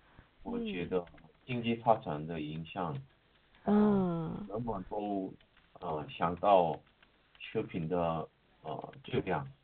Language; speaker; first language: Chinese; non-native, learner; Korean